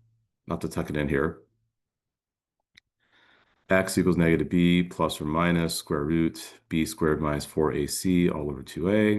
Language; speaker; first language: English; native; English